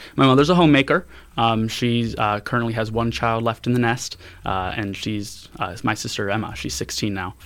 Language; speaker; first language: English; native; English